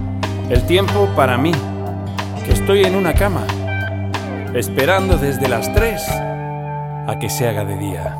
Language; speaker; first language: Spanish; native; Spanish